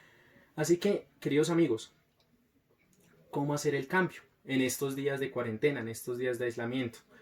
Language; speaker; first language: Spanish; native; Spanish